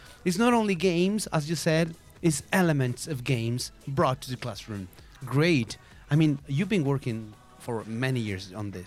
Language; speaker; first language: English; non-native, fluent; Spanish